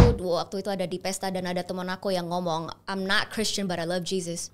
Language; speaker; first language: Indonesian; early bilingual, heritage; Indonesian